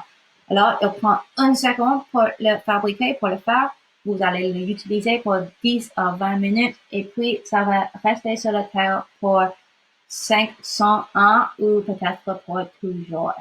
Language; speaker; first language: French; non-native, local second language; English